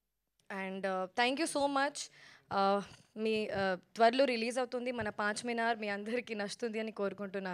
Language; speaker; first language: Telugu; non-native, learner; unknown